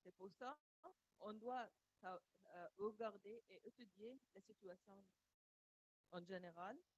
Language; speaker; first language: French; non-native, learner; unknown